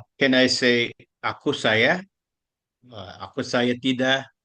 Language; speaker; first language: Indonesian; non-native, learner; Filipino